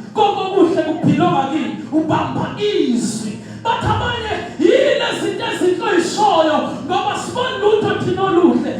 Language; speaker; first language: Zulu; native; Zulu